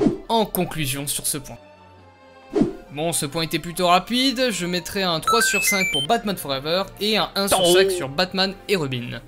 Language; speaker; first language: French; native; French